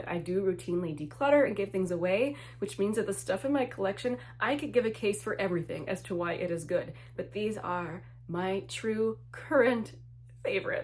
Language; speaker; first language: English; native; English